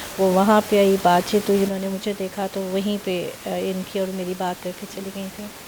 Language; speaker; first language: Urdu; early bilingual, heritage; Urdu